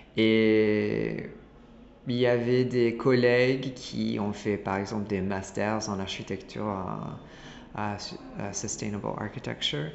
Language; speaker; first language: French; non-native, fluent; Italian